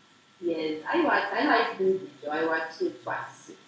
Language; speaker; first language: English; non-native, learner; Portuguese